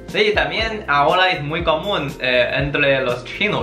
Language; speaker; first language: Spanish; non-native, learner; Chinese